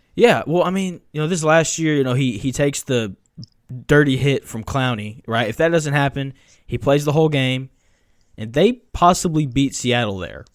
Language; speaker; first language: English; native; English